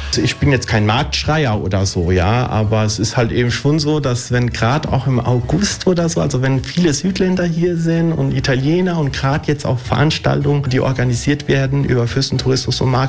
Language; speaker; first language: German; early bilingual, other home language; Italian